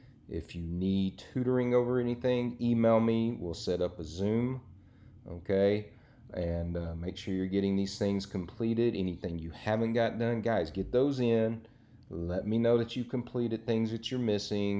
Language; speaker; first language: English; native; English